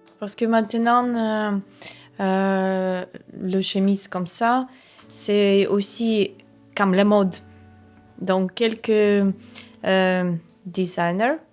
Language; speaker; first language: French; non-native, learner; Ukrainian